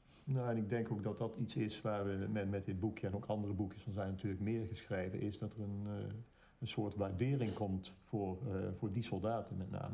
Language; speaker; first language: Dutch; native; Dutch